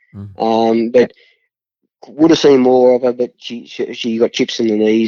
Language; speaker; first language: English; native; English